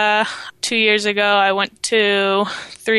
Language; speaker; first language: English; native; English